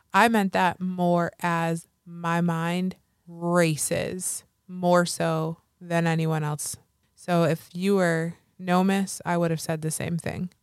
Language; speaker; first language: English; native; English